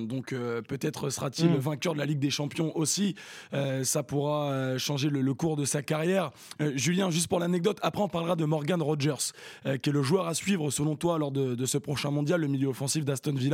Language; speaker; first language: French; native; French